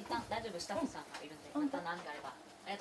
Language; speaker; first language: Japanese; native; Japanese